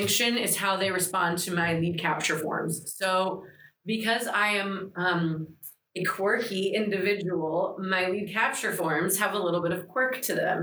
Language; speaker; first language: English; early bilingual, other home language; Greek